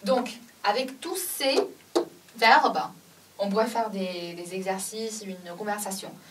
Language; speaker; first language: French; non-native, fluent; Chinese